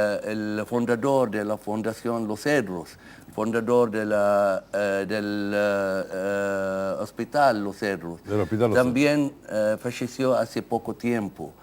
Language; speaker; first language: Spanish; non-native, fluent; Arabic